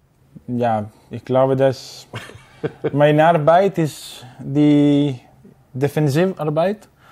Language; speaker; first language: German; non-native, learner; Greek